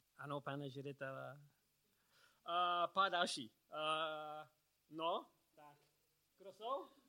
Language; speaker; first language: Czech; non-native, learner; English